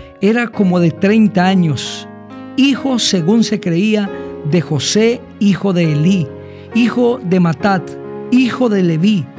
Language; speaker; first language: Spanish; native; Spanish